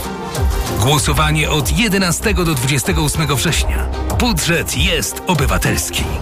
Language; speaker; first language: Polish; native; Polish